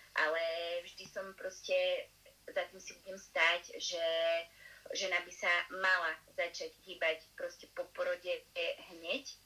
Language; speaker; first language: Slovak; native; Slovak